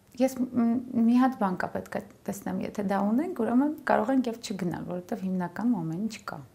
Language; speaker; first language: Armenian; early bilingual, heritage; Armenian